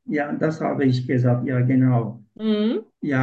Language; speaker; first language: German; non-native, learner; Turkish